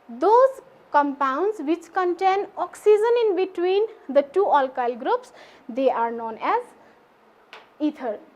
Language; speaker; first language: English; non-native, local second language; Nepali